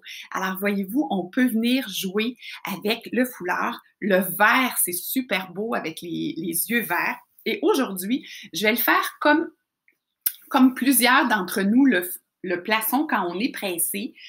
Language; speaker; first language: French; native; French